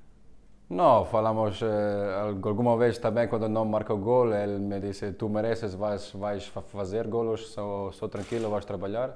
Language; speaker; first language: Portuguese; non-native, learner; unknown